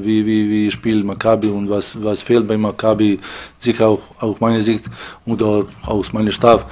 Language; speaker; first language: German; non-native, fluent; Serbian